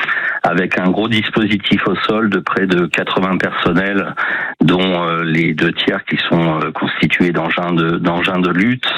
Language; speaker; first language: French; native; French